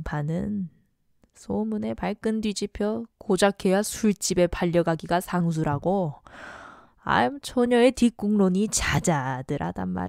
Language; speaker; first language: Korean; native; Korean